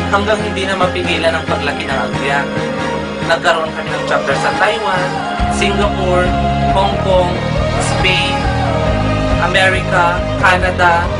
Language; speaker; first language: Filipino; non-native, local second language; Iloko